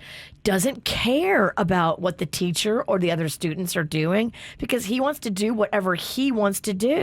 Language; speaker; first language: English; native; English